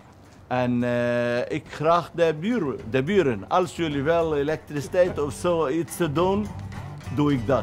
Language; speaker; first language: Dutch; non-native, learner; Arabic